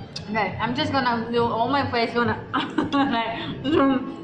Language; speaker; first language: English; non-native, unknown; Vietnamese